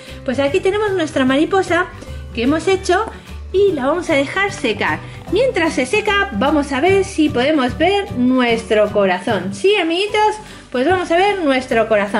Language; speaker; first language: Spanish; native; Spanish